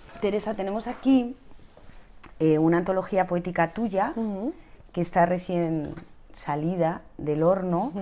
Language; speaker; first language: Spanish; native; Spanish